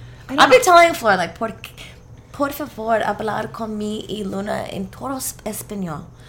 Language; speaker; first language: Spanish; non-native, learner; English